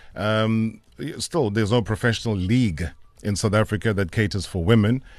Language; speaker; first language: English; non-native, local second language; Zulu